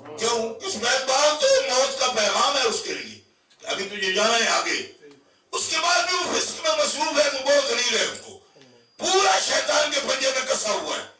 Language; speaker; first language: Urdu; non-native, local second language; Punjabi